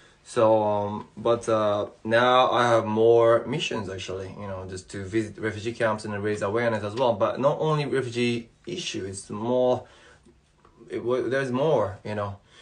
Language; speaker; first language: English; non-native, fluent; Japanese